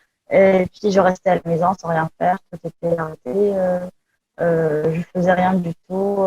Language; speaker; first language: French; non-native, local second language; Arabic